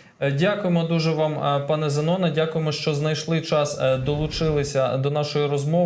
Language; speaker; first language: Ukrainian; native; Ukrainian